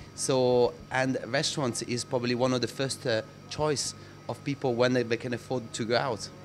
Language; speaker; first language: English; non-native, fluent; Italian